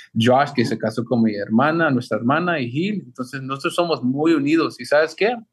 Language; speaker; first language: Spanish; early bilingual, heritage; Spanish